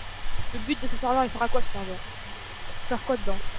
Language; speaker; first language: French; native; French